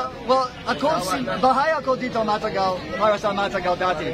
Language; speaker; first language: Filipino; non-native, learner; English